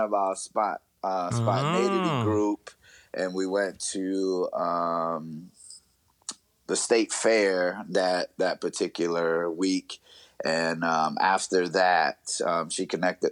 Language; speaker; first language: English; native; English